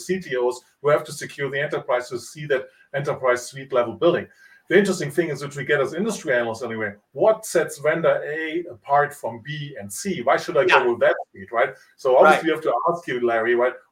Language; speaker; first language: English; non-native, fluent; Italian